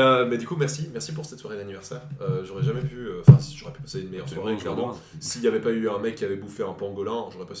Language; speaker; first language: French; native; French